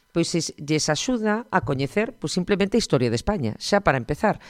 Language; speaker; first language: Galician; native; Galician